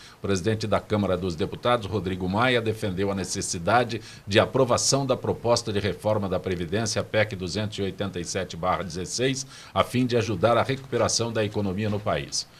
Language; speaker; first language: Portuguese; native; Portuguese